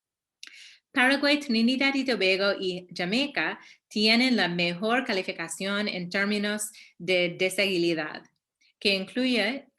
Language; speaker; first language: Spanish; early bilingual, heritage; Spanish